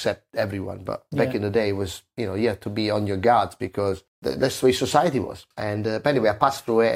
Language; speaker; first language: English; non-native, fluent; Italian